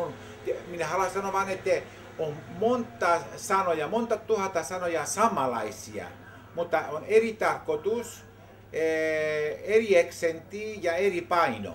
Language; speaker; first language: Finnish; non-native, learner; Greek